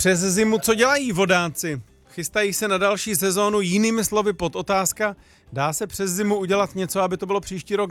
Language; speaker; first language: Czech; native; Czech